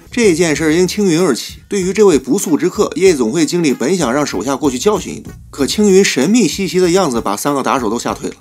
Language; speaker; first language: Chinese; native; Chinese